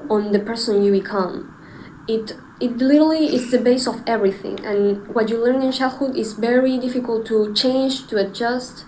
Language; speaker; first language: English; non-native, fluent; Spanish